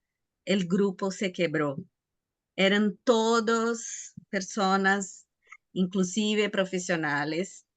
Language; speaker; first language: Spanish; non-native, fluent; Portuguese